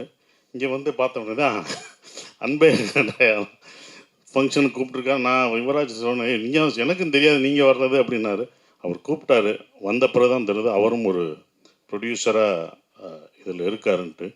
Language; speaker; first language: Tamil; native; Tamil